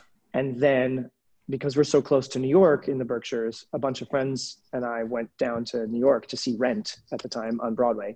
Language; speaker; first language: English; native; English